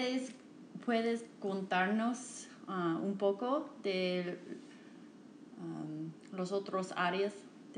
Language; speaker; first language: Spanish; non-native, fluent; English